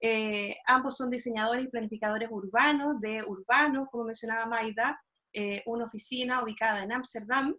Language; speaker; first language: Spanish; native; Spanish